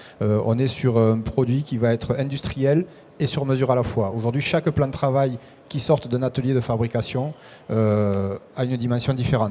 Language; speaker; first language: French; native; French